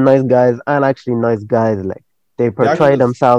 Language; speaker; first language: English; native; English